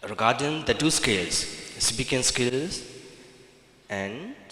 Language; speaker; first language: English; non-native, fluent; Burmese